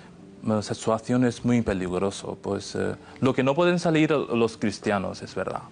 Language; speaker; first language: Spanish; non-native, fluent; Urdu